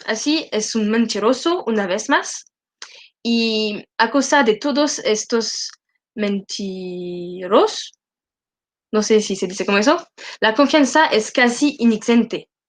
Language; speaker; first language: Spanish; non-native, learner; French